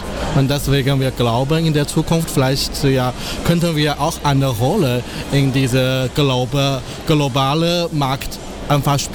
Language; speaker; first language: German; non-native, fluent; Chinese